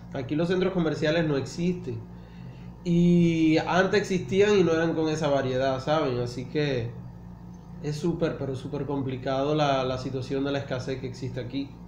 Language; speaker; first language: Spanish; native; Spanish